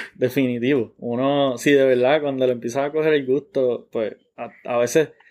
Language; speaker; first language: Spanish; native; Spanish